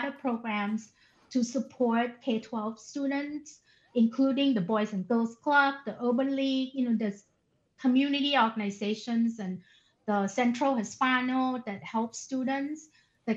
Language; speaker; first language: English; non-native, fluent; Thai